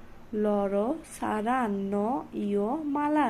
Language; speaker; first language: Italian; non-native, learner; Bangla